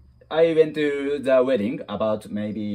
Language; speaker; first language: English; non-native, learner; Japanese